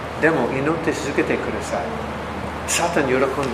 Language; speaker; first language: Japanese; non-native, learner; English